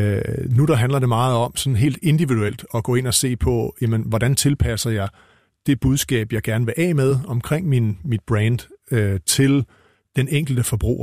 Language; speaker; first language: Danish; native; Danish